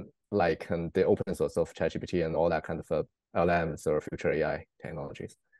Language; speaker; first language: English; non-native, fluent; Chinese